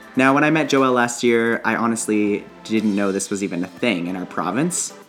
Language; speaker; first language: English; native; English